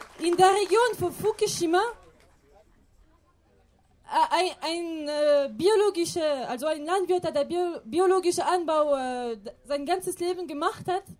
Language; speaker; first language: German; non-native, fluent; French